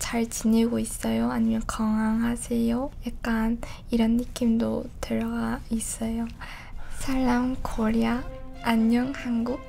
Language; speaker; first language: Korean; early bilingual, other home language; Persian